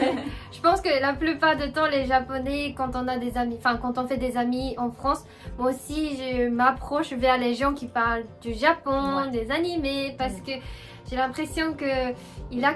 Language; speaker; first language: French; non-native, fluent; Japanese